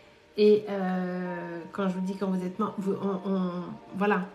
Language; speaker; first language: French; native; French